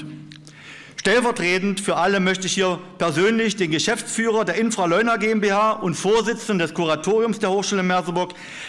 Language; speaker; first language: German; native; German